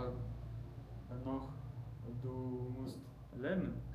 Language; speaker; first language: German; non-native, learner; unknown